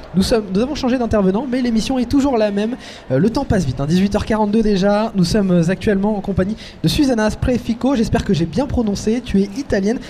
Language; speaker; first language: French; native; French